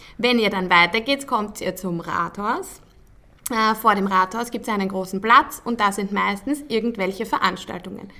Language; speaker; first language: German; native; German